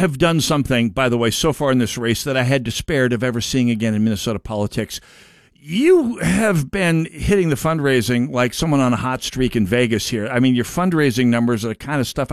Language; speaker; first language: English; native; English